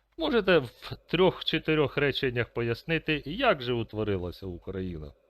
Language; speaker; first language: Ukrainian; native; Ukrainian